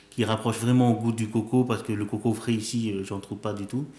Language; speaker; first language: French; native; French